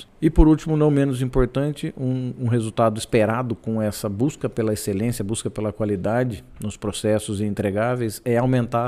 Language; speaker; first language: Portuguese; native; Portuguese